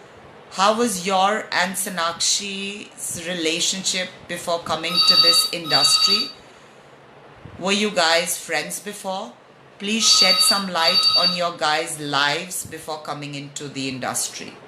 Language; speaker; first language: English; non-native, local second language; Hindi